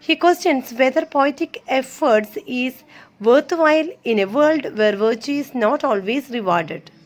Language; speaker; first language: English; non-native, local second language; Malayalam